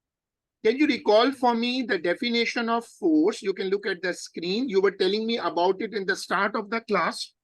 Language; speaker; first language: English; non-native, local second language; Urdu